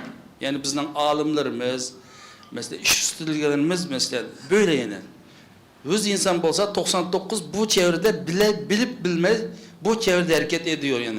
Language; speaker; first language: Turkish; non-native, learner; Uyghur